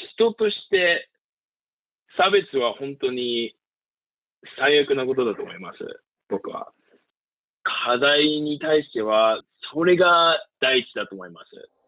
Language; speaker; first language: Japanese; early bilingual, heritage; Japanese